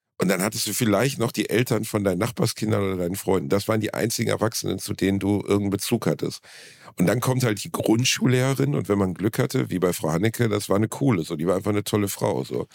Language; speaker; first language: German; native; German